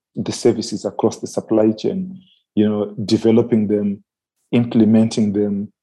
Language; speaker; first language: English; non-native, local second language; Shona